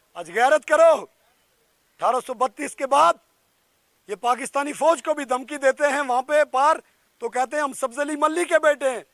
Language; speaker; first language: Urdu; non-native, local second language; Pahari-Potwari